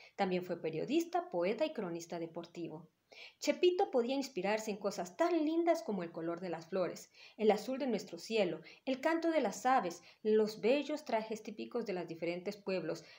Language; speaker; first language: Spanish; native; Spanish